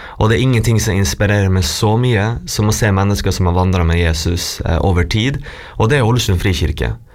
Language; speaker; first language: Norwegian; native; Norwegian